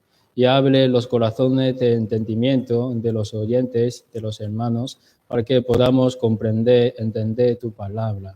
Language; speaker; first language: Spanish; non-native, learner; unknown